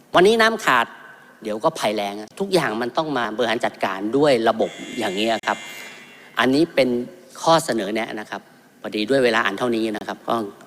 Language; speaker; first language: Thai; native; Thai